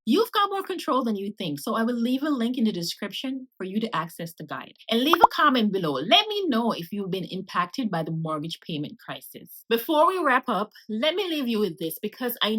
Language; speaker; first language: English; native; English